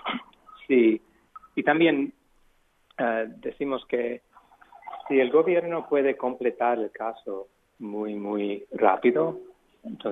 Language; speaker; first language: Spanish; non-native, fluent; English